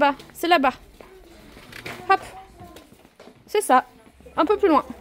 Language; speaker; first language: French; native; French